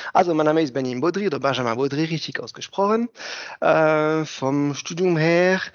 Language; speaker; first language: German; non-native, fluent; French